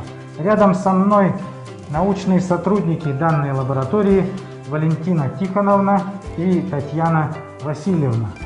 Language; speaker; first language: Russian; native; Russian